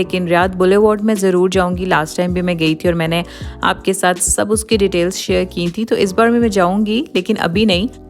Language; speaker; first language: Urdu; native; Urdu